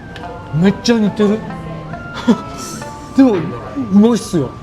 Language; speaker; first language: Japanese; non-native, fluent; Chinese